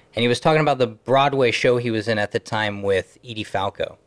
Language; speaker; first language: English; native; English